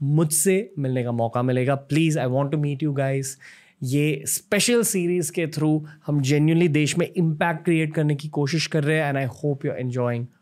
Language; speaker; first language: Hindi; native; Hindi